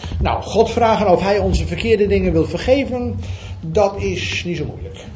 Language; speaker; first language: Dutch; native; Dutch